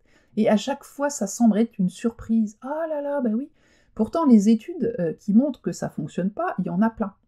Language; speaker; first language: French; native; French